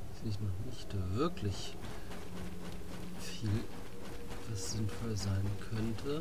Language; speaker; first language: German; native; German